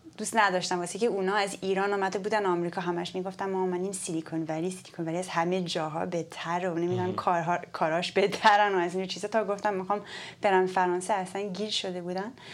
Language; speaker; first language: Persian; early bilingual, heritage; Persian